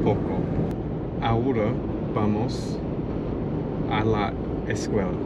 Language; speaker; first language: Spanish; non-native, learner; English